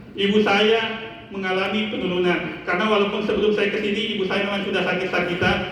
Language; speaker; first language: Indonesian; non-native, local second language; Buginese